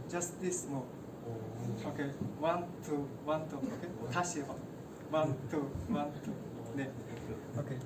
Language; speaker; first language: Korean; non-native, learner; Mongolian